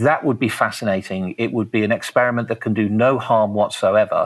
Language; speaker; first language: English; native; English